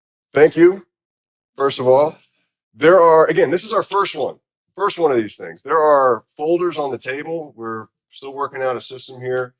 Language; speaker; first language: English; native; English